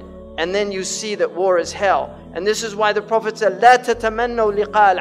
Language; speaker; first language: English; native; English